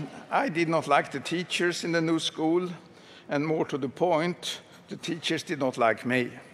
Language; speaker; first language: English; non-native, fluent; Swedish